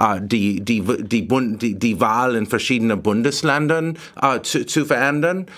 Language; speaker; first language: German; non-native, learner; English